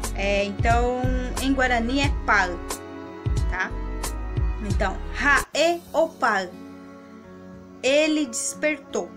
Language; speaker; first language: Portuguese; non-native, local second language; Guarani